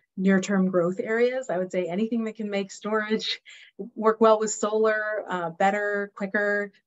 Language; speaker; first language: English; native; English